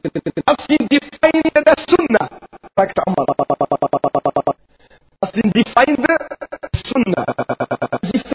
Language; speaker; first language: German; non-native, learner; Arabic